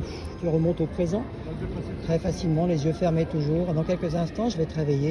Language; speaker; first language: French; native; French